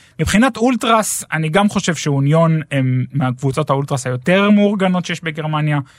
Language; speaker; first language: Hebrew; native; Hebrew